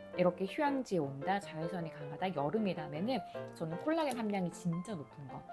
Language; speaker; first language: Korean; native; Korean